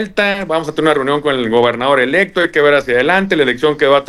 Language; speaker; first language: Spanish; native; Spanish